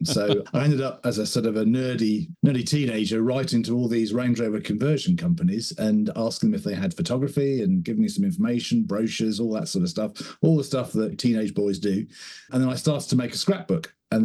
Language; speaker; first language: English; native; English